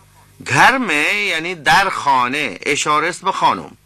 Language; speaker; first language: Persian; non-native, fluent; Urdu